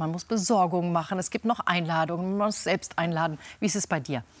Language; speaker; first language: German; native; German